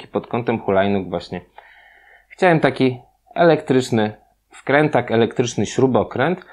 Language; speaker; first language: Polish; native; Polish